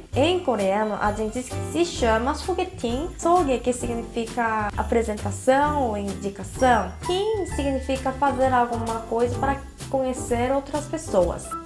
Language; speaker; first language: Portuguese; non-native, fluent; Korean